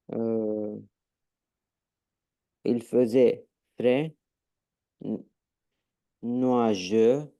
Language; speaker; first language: French; non-native, learner; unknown